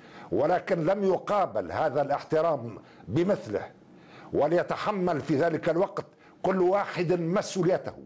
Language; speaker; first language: Arabic; native; Arabic